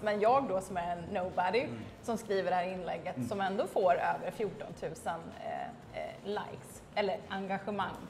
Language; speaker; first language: Swedish; native; Swedish